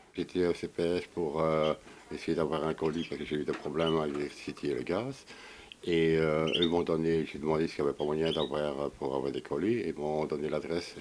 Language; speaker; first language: French; native; French